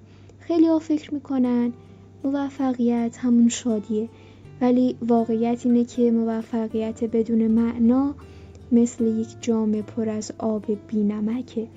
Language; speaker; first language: Persian; native; Persian